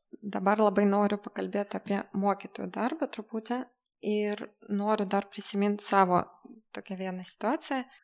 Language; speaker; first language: Lithuanian; non-native, local second language; Russian